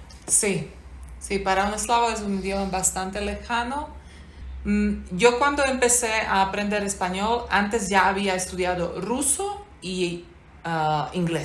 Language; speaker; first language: Spanish; non-native, fluent; Slovak